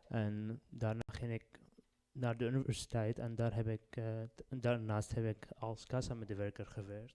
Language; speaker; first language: Dutch; non-native, learner; Arabic